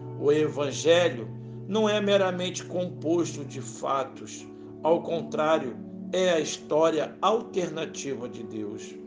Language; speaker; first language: Portuguese; native; Portuguese